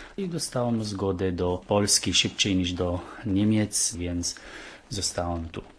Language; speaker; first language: Polish; non-native, fluent; Arabic